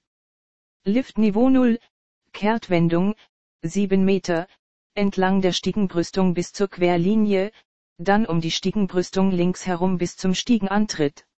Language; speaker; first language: German; native; German